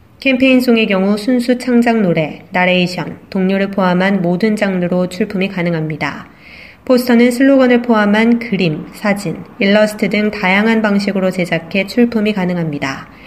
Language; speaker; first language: Korean; native; Korean